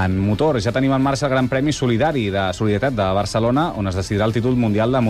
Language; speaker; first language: Catalan; native; Catalan